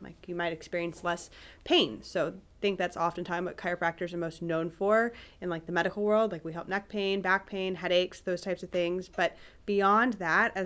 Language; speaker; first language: English; native; English